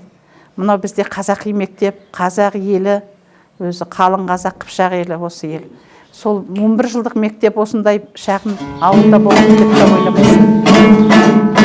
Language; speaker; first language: Kazakh; native; Kazakh